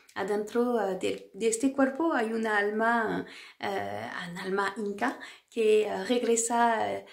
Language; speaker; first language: Spanish; non-native, fluent; French